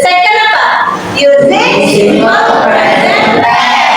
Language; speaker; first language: English; non-native, fluent; Indonesian